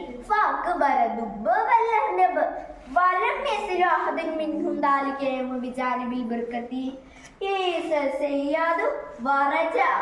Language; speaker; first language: Arabic; non-native, learner; Malayalam